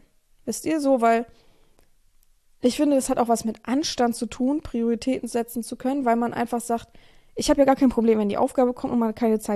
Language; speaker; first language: German; native; German